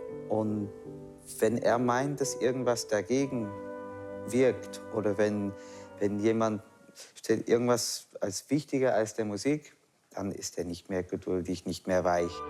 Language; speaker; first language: German; non-native, fluent; English